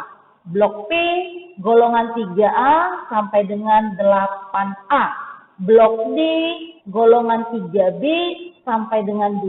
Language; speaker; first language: Indonesian; native; Indonesian